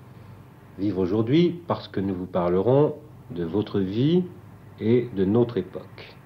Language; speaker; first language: French; native; French